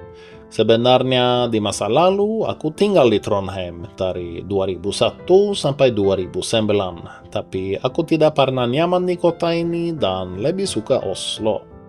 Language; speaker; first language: Indonesian; non-native, fluent; Norwegian